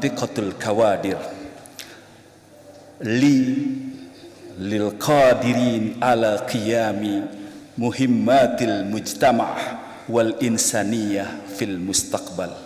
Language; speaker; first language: Arabic; non-native, fluent; Indonesian